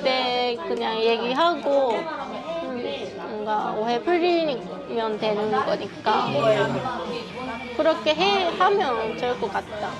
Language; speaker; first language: Korean; non-native, fluent; Japanese